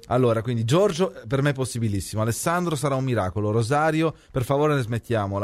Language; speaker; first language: Italian; native; Italian